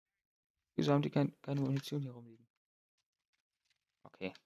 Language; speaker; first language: German; native; German